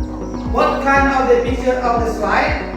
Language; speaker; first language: English; non-native, learner; Indonesian